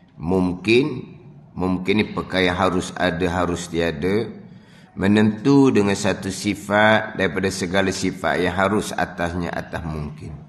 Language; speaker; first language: Malay; native; Malay